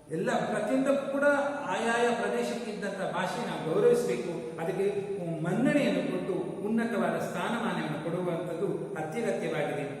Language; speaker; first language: Kannada; native; Kannada